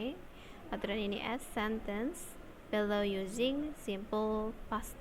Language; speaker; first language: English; non-native, learner; Indonesian